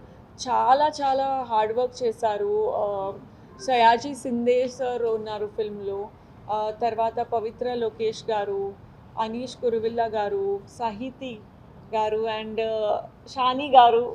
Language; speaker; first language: Telugu; non-native, learner; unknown